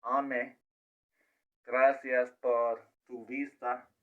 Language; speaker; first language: Spanish; non-native, learner; English